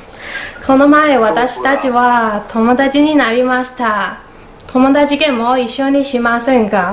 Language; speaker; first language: Japanese; non-native, learner; Chinese